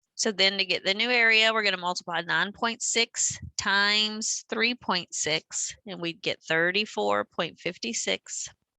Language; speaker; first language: English; native; English